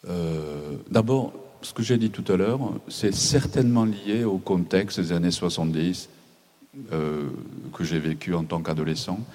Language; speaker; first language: French; non-native, fluent; Japanese